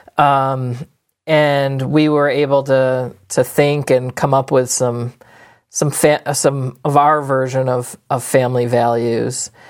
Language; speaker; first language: English; native; English